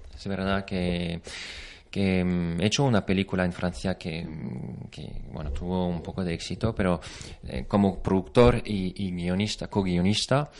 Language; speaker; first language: Spanish; non-native, fluent; French